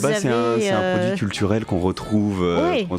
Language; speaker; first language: French; native; French